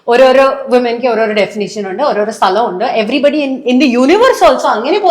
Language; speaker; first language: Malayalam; non-native, local second language; Telugu